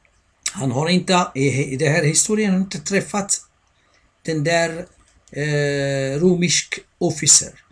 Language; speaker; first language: Swedish; non-native, fluent; Arabic